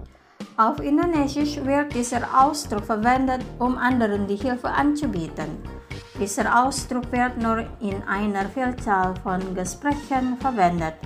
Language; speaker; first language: German; non-native, fluent; Indonesian